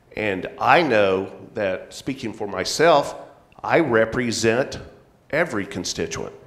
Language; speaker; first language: English; native; English